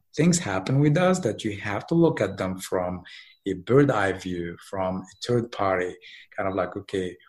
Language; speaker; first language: English; non-native, fluent; Arabic